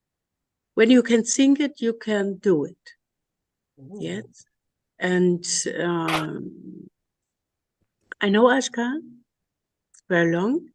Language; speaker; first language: English; non-native, learner; German